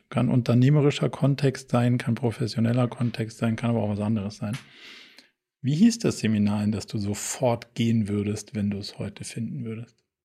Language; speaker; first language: German; native; German